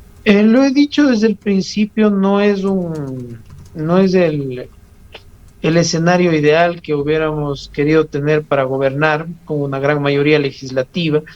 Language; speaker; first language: Spanish; native; Spanish